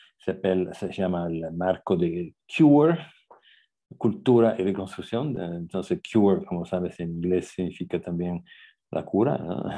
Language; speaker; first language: Spanish; non-native, fluent; Italian